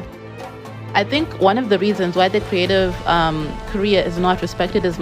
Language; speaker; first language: English; non-native, local second language; Shona